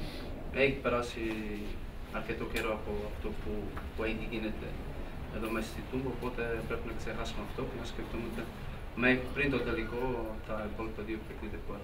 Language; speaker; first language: Greek; non-native, learner; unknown